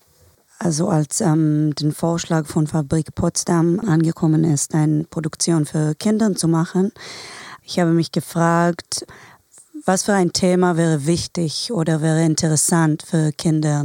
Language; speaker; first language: German; non-native, fluent; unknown